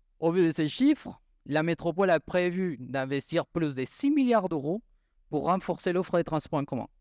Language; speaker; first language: French; non-native, fluent; Spanish